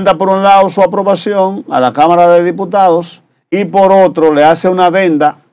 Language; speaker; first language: Spanish; native; Spanish